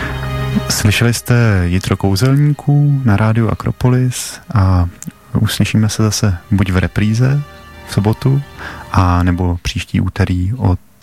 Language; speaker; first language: Czech; native; Czech